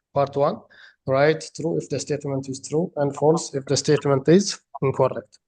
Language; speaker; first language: English; non-native, local second language; Amharic